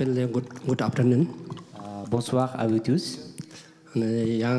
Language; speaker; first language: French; non-native, fluent; Nepali